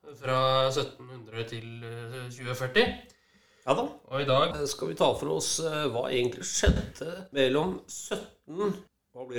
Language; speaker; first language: Norwegian; native; Norwegian